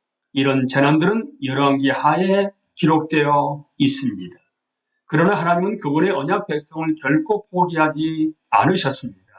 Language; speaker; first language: Korean; native; Korean